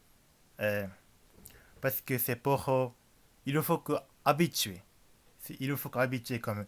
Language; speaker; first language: French; non-native, learner; Japanese